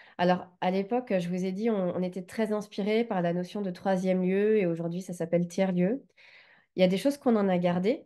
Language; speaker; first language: French; native; French